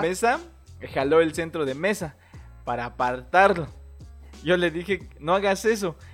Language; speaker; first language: Spanish; native; Spanish